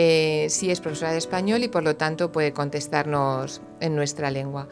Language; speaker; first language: Spanish; native; Spanish